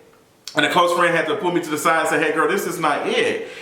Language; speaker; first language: English; native; English